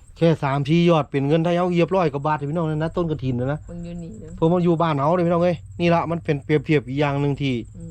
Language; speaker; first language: Thai; native; Thai